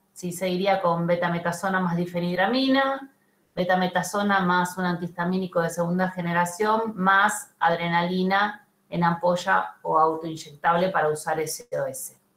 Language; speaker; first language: Spanish; native; Spanish